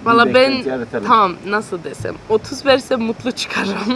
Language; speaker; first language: Turkish; early bilingual, heritage; Turkish